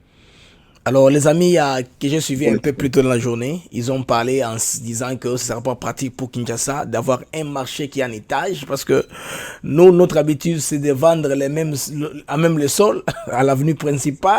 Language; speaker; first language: French; non-native, local second language; Lingala